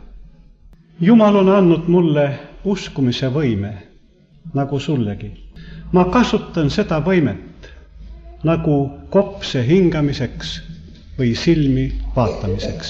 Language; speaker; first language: Estonian; native; Estonian